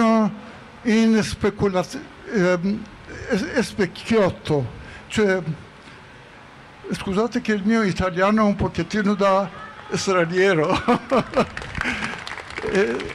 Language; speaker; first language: Italian; non-native, fluent; Persian